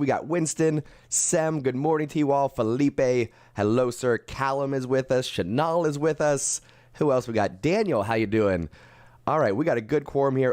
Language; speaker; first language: English; native; English